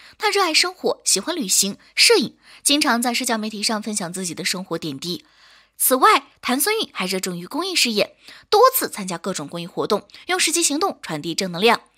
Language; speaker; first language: Chinese; native; Chinese